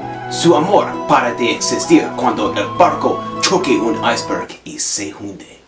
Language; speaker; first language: Spanish; non-native, learner; English